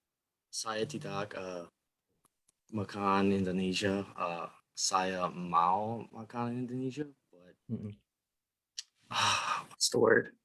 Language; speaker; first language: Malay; non-native, learner; English